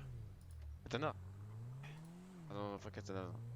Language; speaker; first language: French; native; French